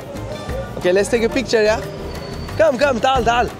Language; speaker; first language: English; non-native, local second language; Bangla